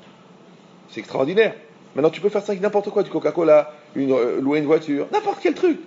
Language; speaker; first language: French; native; French